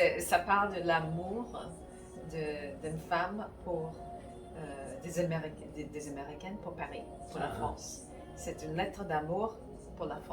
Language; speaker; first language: French; non-native, fluent; English